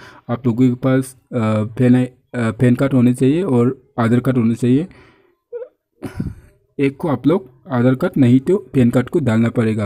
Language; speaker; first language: Hindi; non-native, local second language; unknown